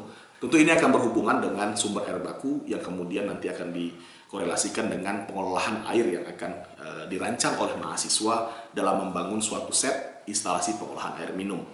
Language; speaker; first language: Indonesian; native; Indonesian